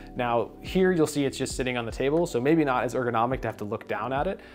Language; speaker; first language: English; native; English